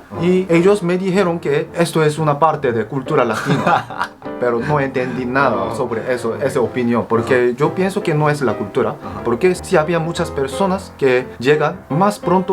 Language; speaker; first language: Spanish; non-native, fluent; Korean